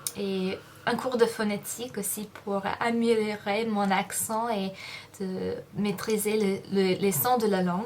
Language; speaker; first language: French; non-native, fluent; English